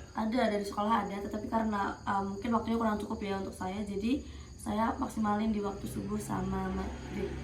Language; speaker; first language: Indonesian; native; Indonesian